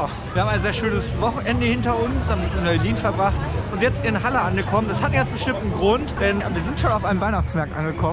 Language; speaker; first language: German; native; German